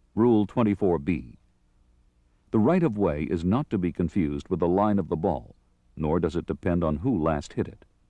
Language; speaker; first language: English; native; English